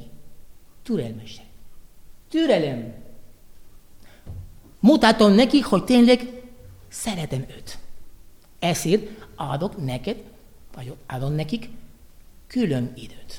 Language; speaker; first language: Hungarian; non-native, learner; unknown